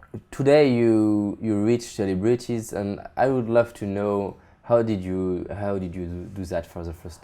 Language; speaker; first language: English; non-native, fluent; French